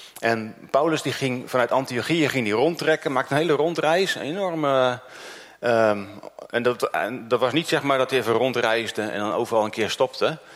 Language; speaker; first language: Dutch; early bilingual, other home language; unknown